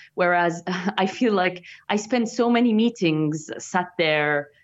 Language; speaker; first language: English; non-native, fluent; Arabic